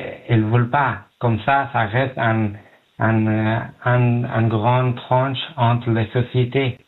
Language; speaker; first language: French; non-native, learner; Pashto